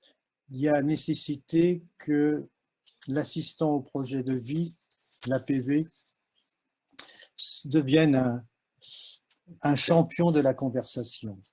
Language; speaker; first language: French; native; French